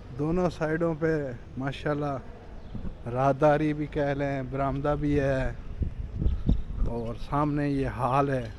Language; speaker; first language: Urdu; non-native, local second language; Sindhi